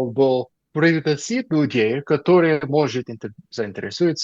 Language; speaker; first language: Russian; non-native, learner; English